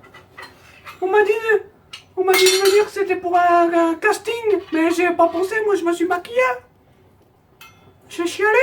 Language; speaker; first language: French; native; French